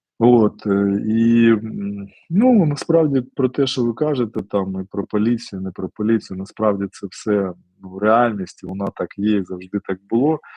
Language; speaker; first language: Ukrainian; non-native, local second language; Russian